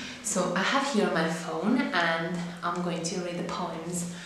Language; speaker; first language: English; non-native, fluent; Italian